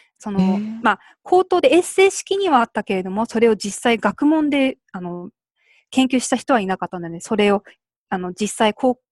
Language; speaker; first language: Japanese; early bilingual, other home language; Korean